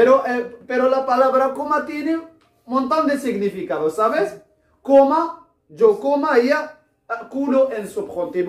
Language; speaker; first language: Spanish; non-native, fluent; Arabic